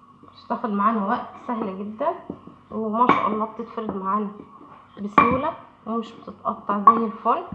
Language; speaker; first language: Arabic; native; Arabic